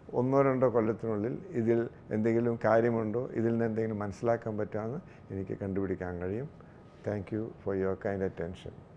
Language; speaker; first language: Malayalam; native; Malayalam